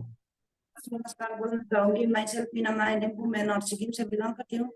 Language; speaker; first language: Hindi; non-native, local second language; Nepali